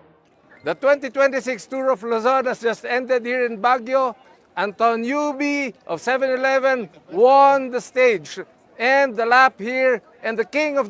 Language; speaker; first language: English; non-native, local second language; Filipino